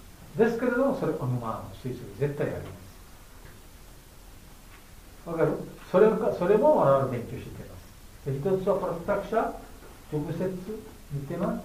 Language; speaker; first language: Japanese; non-native, learner; Bangla